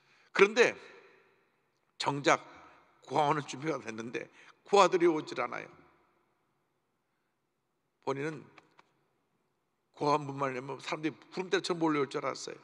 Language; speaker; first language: Korean; native; Korean